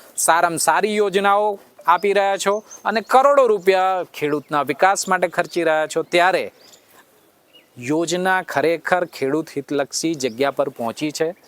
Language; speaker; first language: Gujarati; native; Gujarati